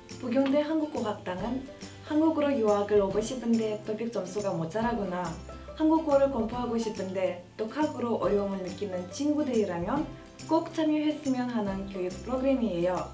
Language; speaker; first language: Korean; non-native, learner; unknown